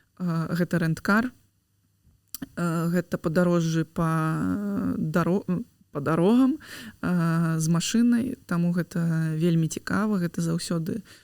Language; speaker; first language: Belarusian; non-native, local second language; Russian